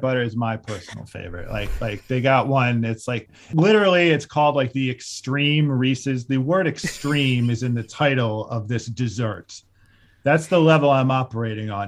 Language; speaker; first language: English; native; English